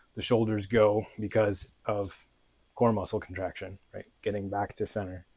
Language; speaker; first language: English; native; English